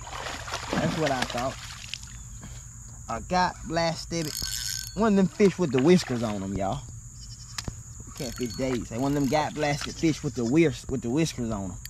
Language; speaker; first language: English; native; English